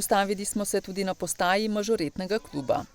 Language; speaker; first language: Slovenian; native; Slovenian